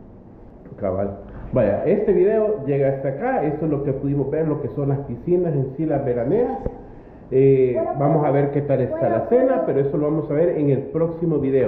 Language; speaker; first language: Spanish; native; Spanish